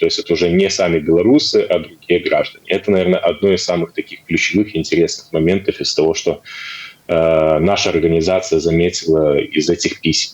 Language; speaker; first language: Russian; native; Russian